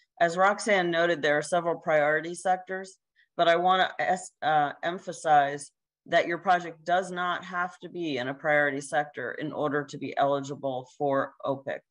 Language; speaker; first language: English; native; English